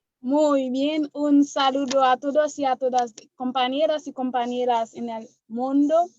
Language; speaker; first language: Spanish; non-native, learner; Haitian Creole